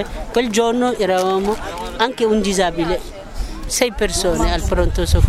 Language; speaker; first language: Italian; non-native, learner; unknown